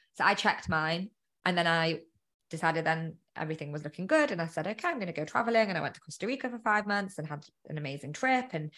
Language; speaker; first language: English; native; English